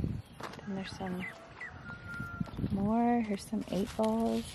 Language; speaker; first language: English; native; English